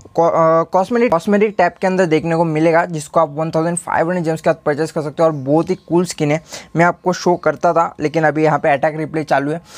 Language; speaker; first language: Hindi; native; Hindi